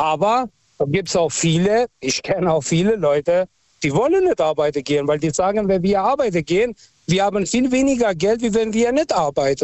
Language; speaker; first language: German; non-native, fluent; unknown